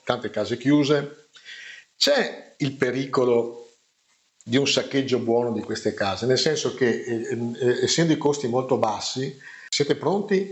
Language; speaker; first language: Italian; native; Italian